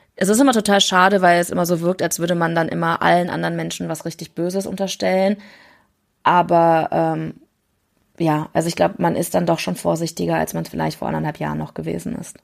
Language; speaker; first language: German; early bilingual, other home language; Korean